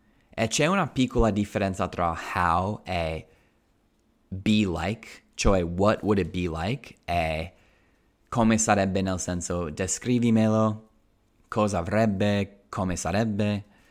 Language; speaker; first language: Italian; non-native, fluent; English